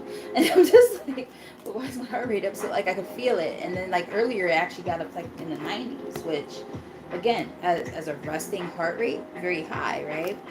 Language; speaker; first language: English; native; English